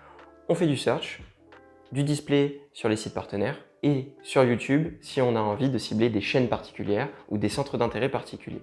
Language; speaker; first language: French; native; French